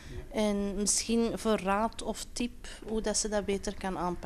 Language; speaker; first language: Dutch; non-native, local second language; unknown